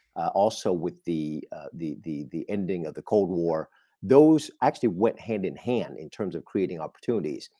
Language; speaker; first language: English; non-native, fluent; Vietnamese